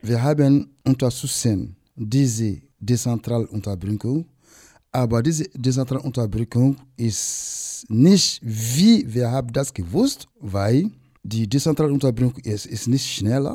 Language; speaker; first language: German; non-native, learner; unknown